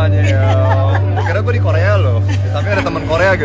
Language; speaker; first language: Indonesian; native; Indonesian